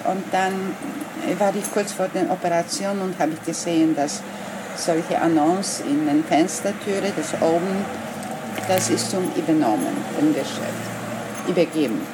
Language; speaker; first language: German; non-native, learner; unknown